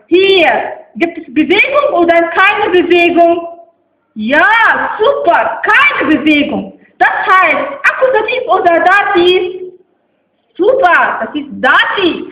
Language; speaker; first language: German; non-native, fluent; Arabic